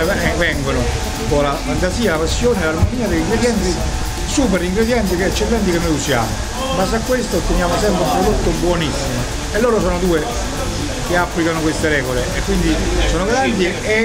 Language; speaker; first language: Italian; native; Italian